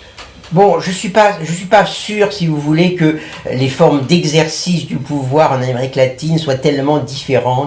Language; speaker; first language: French; native; French